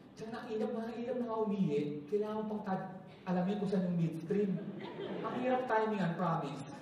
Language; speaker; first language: Filipino; native; Filipino